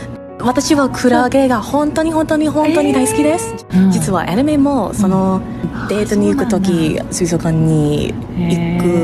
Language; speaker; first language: Japanese; non-native, learner; English